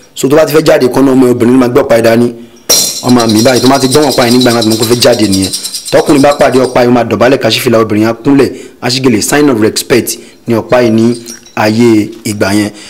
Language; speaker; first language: Yoruba; non-native, local second language; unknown